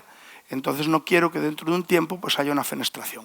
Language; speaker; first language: Spanish; native; Spanish